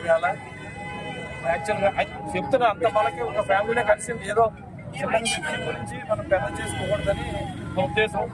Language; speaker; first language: Telugu; native; Telugu